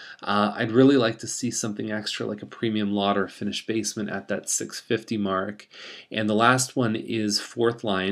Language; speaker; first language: English; native; English